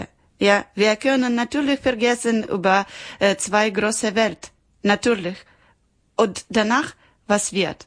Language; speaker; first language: German; non-native, learner; Ukrainian